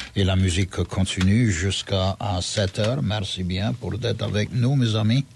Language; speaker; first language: French; early bilingual, heritage; French